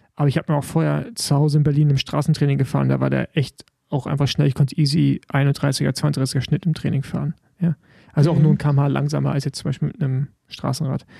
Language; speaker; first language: German; native; German